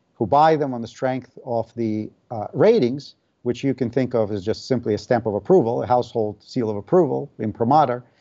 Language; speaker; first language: English; non-native, fluent; Russian